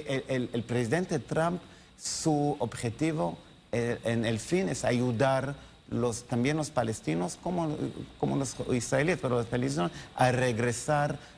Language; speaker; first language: Spanish; non-native, learner; Hebrew